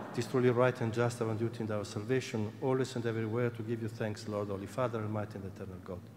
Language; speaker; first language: English; non-native, fluent; Italian